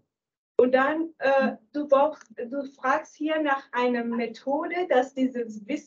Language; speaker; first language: German; non-native, learner; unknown